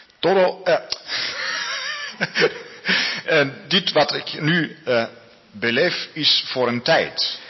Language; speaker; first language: Dutch; non-native, learner; Spanish